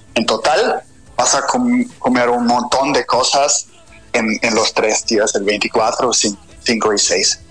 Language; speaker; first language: Spanish; non-native, fluent; German